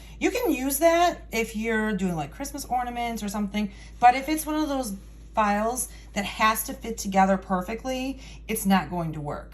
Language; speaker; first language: English; native; English